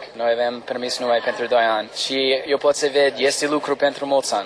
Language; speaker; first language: Romanian; non-native, learner; English